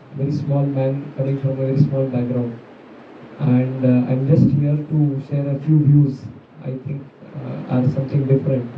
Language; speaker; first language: English; non-native, local second language; Marathi